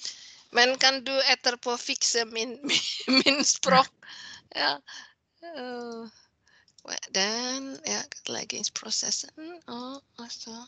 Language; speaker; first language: Norwegian; non-native, learner; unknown